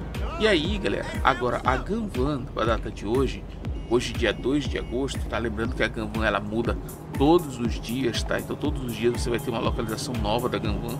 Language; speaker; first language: Portuguese; native; Portuguese